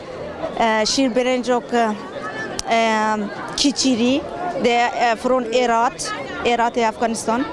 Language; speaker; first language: Swedish; non-native, learner; Persian